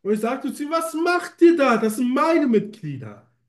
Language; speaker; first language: German; native; German